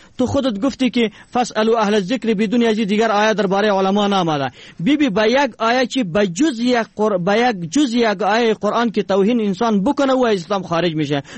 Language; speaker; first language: Persian; non-native, local second language; Pashto